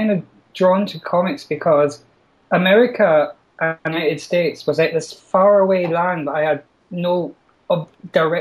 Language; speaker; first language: English; native; English